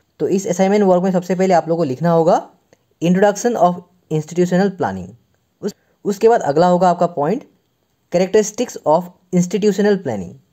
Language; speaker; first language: Hindi; non-native, local second language; Assamese